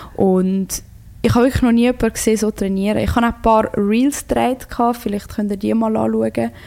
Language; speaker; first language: German; early bilingual, other home language; Croatian